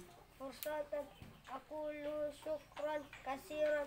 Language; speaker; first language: Arabic; non-native, learner; Indonesian